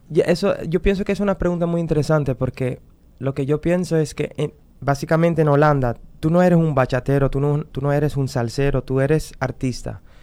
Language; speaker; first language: Spanish; early bilingual, heritage; Spanish